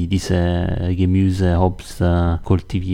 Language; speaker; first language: German; non-native, learner; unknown